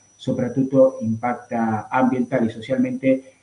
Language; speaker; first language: Italian; non-native, fluent; Spanish